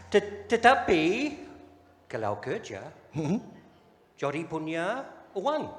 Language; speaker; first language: Indonesian; non-native, fluent; English